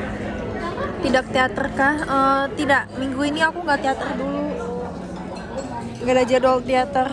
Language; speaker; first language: Indonesian; native; Indonesian